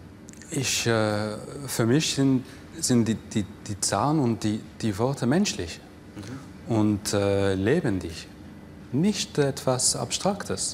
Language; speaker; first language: German; non-native, fluent; English